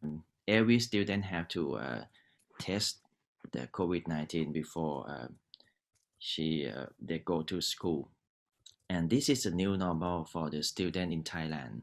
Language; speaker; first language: English; non-native, learner; Thai